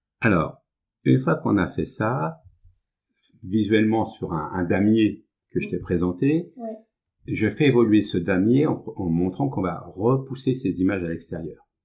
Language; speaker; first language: French; native; French